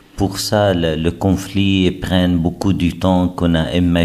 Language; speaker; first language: French; non-native, fluent; Arabic